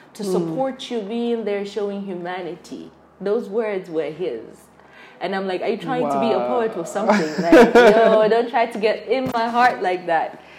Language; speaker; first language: English; non-native, local second language; Hausa